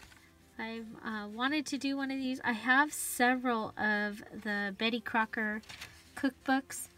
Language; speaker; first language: English; native; English